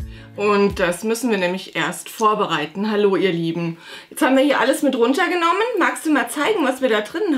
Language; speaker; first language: German; native; German